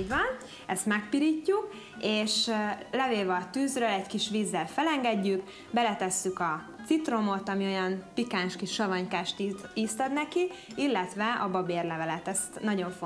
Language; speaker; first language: Hungarian; native; Hungarian